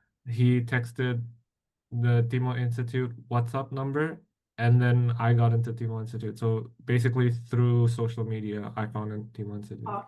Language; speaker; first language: English; non-native, fluent; Indonesian